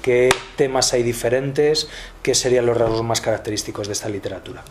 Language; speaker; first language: Spanish; native; Spanish